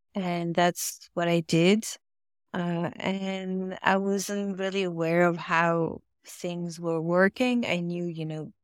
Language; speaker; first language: English; non-native, fluent; French